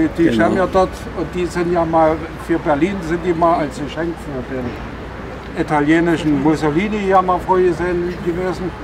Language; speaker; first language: German; native; German